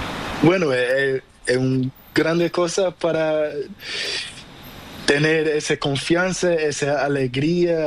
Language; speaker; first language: Spanish; non-native, learner; Portuguese